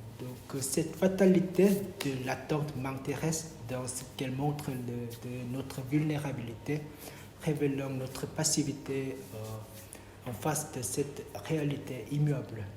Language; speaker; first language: French; non-native, fluent; Korean